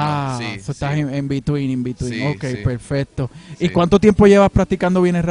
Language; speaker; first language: Spanish; native; Spanish